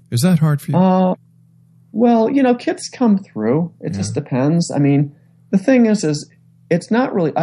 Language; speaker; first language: English; native; English